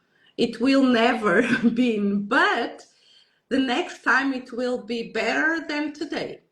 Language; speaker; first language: English; non-native, learner; Portuguese